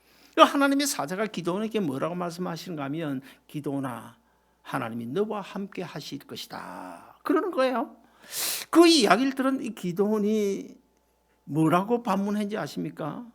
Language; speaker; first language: Korean; native; Korean